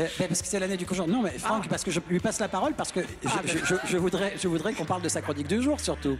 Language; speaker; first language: French; native; French